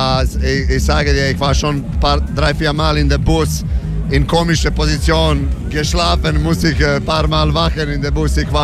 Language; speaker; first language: German; non-native, fluent; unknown